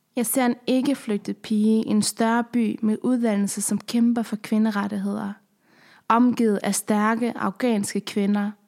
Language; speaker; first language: Danish; early bilingual, other home language; Persian